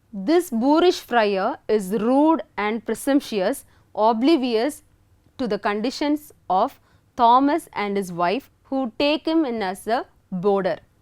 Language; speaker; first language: English; non-native, local second language; Tamil